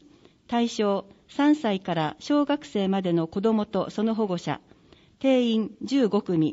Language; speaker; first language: Japanese; native; Japanese